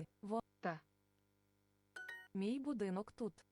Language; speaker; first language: Ukrainian; non-native, learner; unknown